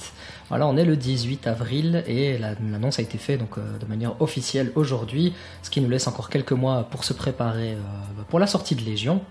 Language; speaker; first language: French; native; French